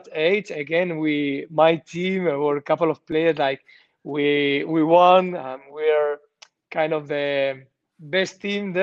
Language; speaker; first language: English; non-native, learner; Spanish